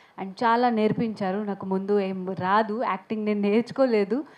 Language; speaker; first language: Telugu; non-native, learner; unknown